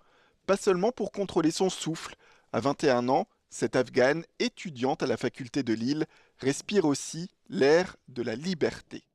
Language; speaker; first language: French; native; French